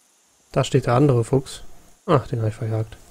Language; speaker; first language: German; native; German